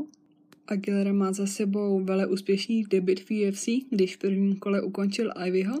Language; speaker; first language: Czech; native; Czech